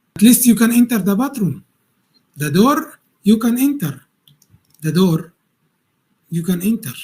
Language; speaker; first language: English; non-native, learner; Arabic